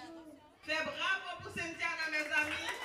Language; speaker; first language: French; non-native, local second language; Haitian Creole